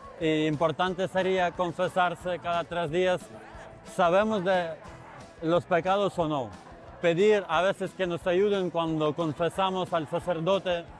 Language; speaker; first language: Spanish; non-native, fluent; Ukrainian